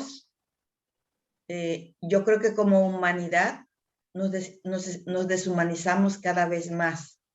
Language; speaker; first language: Spanish; native; Spanish